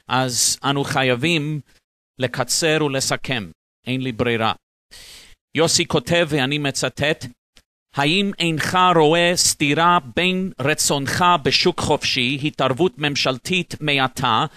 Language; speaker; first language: Hebrew; non-native, fluent; English